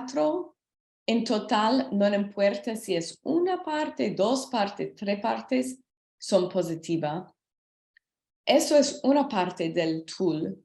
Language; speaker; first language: Spanish; non-native, learner; English